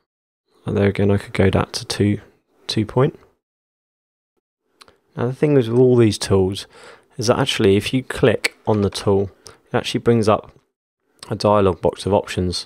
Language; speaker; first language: English; native; English